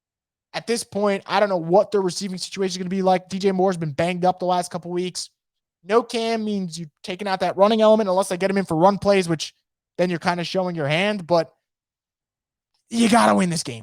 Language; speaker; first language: English; native; English